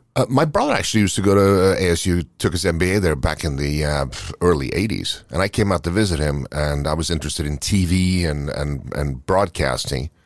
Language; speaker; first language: English; non-native, fluent; Norwegian